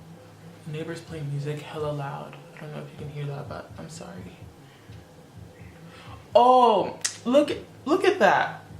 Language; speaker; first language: English; early bilingual, other home language; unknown